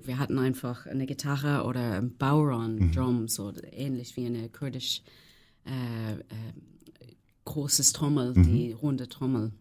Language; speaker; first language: German; non-native, learner; English